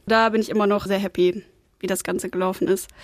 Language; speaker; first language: German; native; German